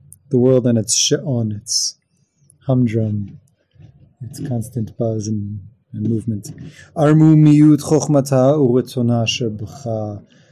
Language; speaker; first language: English; native; English